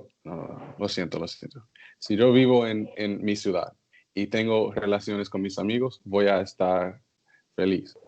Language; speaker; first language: Spanish; non-native, learner; English